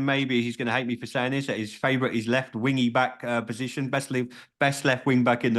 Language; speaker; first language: English; native; English